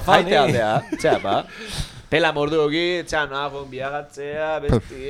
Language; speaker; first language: Basque; native; Basque